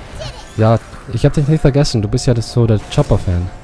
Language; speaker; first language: German; non-native, learner; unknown